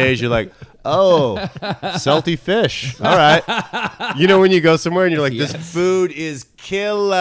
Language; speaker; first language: English; native; English